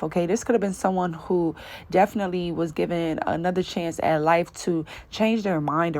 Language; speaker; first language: English; native; English